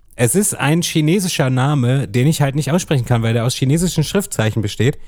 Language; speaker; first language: German; native; German